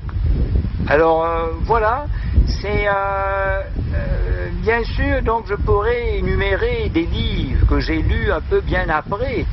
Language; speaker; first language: French; non-native, local second language; Morisyen